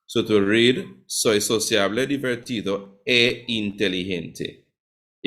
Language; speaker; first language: Spanish; non-native, fluent; English